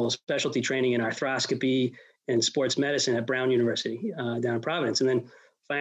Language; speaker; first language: English; native; English